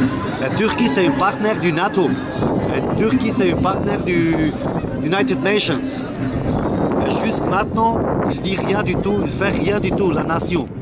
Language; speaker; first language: French; non-native, learner; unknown